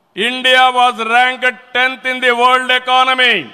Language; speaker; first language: English; non-native, local second language; Telugu